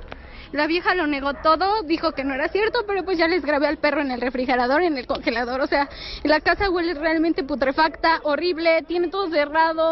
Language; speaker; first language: Spanish; native; Spanish